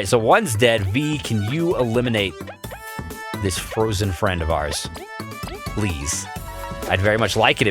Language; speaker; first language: English; native; English